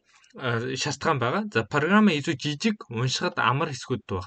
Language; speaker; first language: Mongolian; native; Mongolian